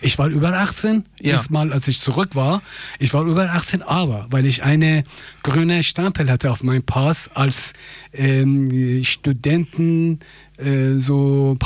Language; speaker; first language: German; non-native, fluent; Persian